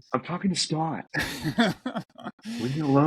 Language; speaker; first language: English; native; English